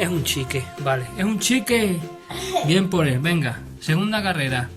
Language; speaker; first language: Spanish; native; Spanish